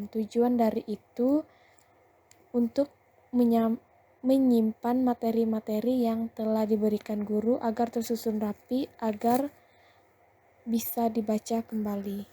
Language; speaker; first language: Indonesian; native; Indonesian